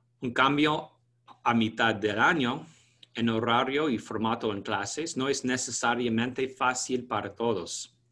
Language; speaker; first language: Spanish; non-native, fluent; English